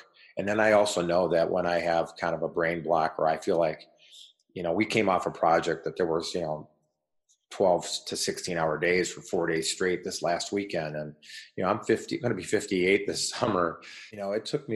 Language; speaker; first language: English; native; English